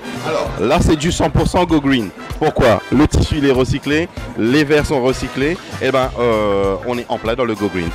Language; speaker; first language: French; non-native, local second language; Morisyen